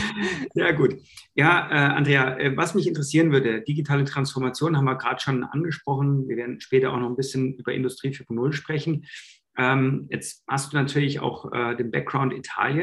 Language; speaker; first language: German; native; German